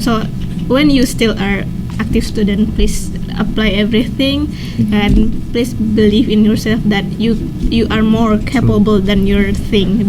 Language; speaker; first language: English; non-native, learner; Indonesian